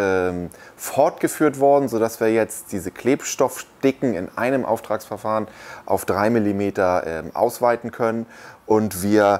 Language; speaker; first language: German; native; German